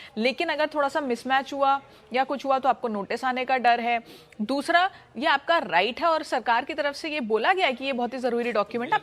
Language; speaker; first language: Hindi; native; Hindi